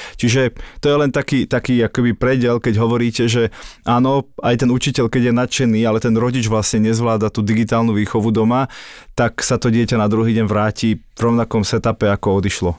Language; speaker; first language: Slovak; native; Slovak